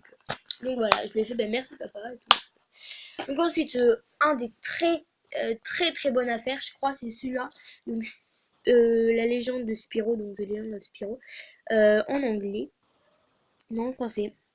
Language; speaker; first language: French; native; French